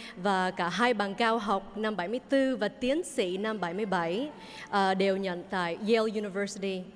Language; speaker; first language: Vietnamese; early bilingual, heritage; Vietnamese